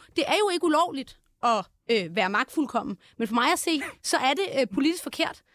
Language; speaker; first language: Danish; native; Danish